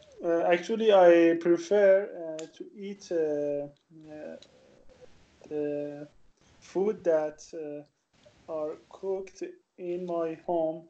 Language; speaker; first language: English; non-native, learner; Persian